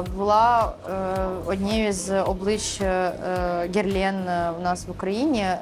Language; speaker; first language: Ukrainian; early bilingual, other home language; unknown